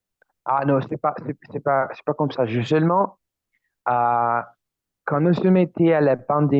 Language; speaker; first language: French; non-native, learner; Spanish